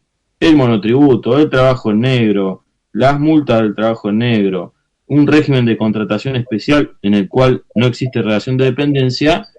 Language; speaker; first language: Spanish; native; Spanish